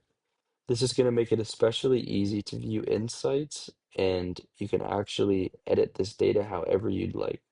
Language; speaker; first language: English; native; English